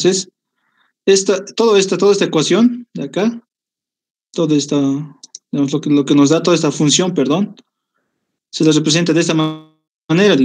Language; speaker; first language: Spanish; native; Spanish